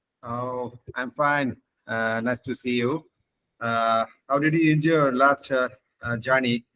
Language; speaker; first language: English; non-native, learner; Bangla